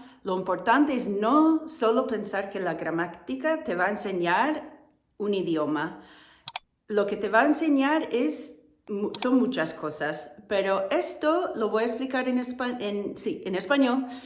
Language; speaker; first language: Spanish; non-native, fluent; English